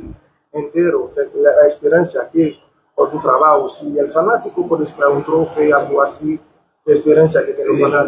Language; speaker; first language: Spanish; non-native, learner; Haitian Creole